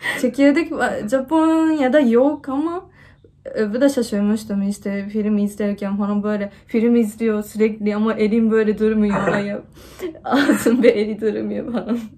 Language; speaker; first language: Turkish; non-native, fluent; Japanese